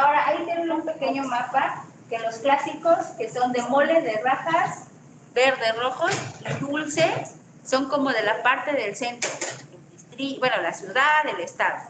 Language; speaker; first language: Spanish; native; Spanish